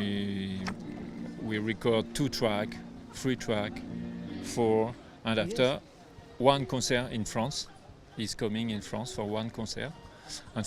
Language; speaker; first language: English; non-native, learner; French